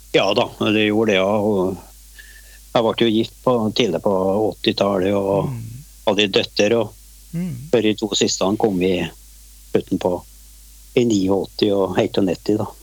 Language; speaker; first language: Norwegian; native; Norwegian